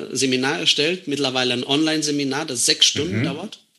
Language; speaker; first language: German; non-native, fluent; Estonian